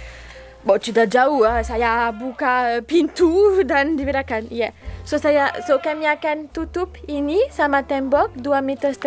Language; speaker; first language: Indonesian; non-native, learner; French